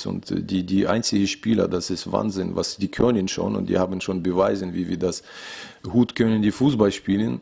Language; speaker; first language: German; non-native, learner; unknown